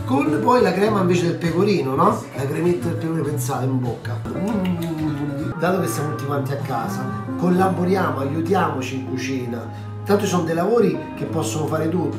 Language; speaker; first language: Italian; native; Italian